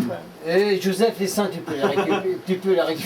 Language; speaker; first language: French; native; French